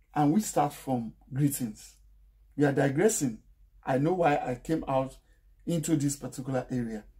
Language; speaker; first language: English; non-native, local second language; Yoruba